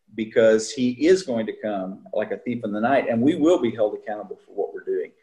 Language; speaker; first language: English; native; English